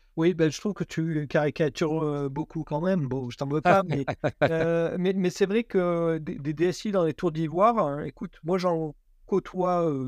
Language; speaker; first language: French; native; French